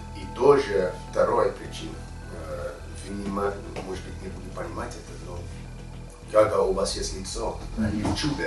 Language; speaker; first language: Russian; non-native, learner; English